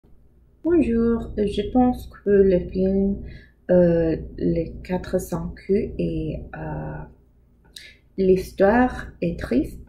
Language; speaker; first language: French; non-native, learner; English